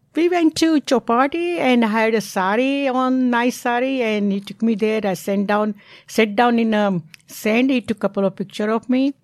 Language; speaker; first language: English; non-native, local second language; Gujarati